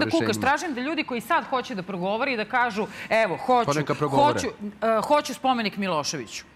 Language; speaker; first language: Serbian; native; Serbian